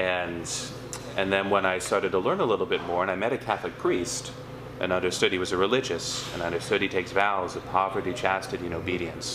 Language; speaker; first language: English; native; English